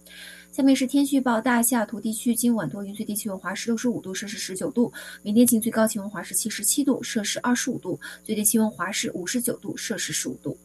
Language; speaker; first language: Chinese; native; Chinese